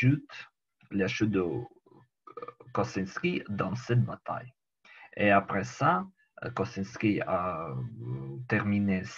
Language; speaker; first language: French; non-native, learner; Ukrainian